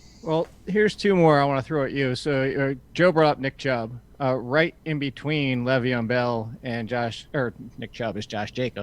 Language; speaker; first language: English; native; English